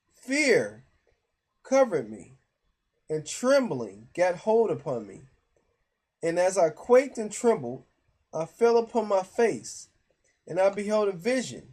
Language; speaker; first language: English; native; English